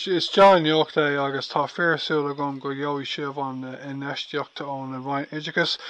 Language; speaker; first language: Irish; non-native, local second language; English